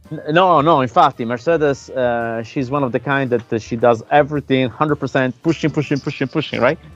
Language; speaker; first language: English; non-native, fluent; Italian